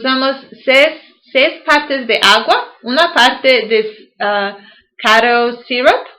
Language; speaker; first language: Spanish; non-native, learner; English